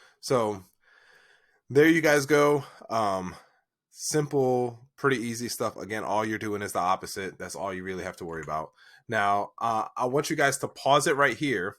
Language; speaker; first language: English; native; English